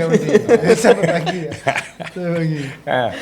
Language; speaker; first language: Malay; native; Malay